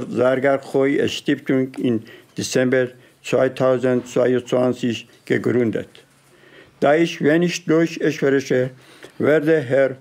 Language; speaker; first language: German; non-native, learner; Persian